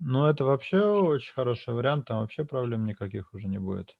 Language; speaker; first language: Russian; native; Russian